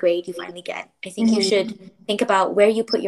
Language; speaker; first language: English; non-native, local second language; Chinese